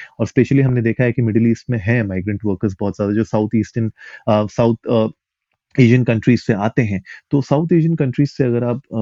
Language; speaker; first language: Hindi; native; Hindi